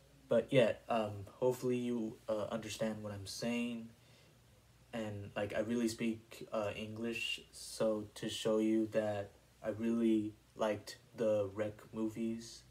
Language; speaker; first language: English; native; English